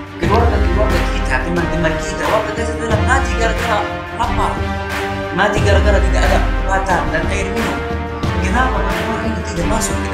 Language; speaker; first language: Indonesian; non-native, fluent; Arabic